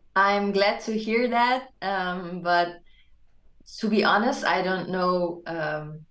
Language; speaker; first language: English; non-native, fluent; German